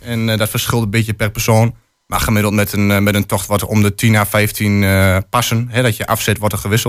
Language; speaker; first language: Dutch; native; Dutch